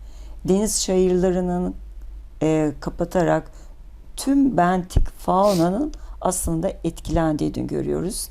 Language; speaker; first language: Turkish; native; Turkish